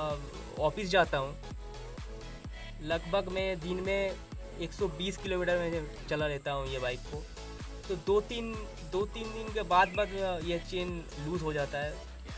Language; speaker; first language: Hindi; non-native, local second language; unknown